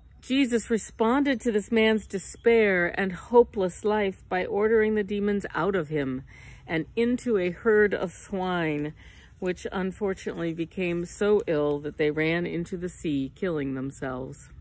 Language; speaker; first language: English; native; English